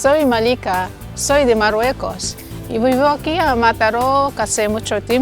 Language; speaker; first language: Spanish; non-native, learner; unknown